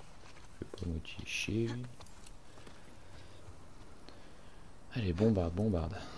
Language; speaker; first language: French; native; French